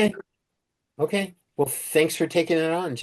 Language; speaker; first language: English; native; English